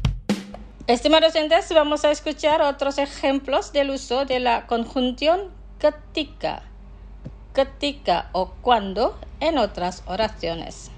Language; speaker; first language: Spanish; non-native, fluent; Indonesian